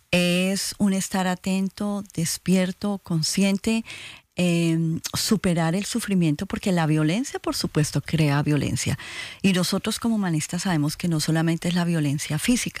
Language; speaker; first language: Spanish; native; Spanish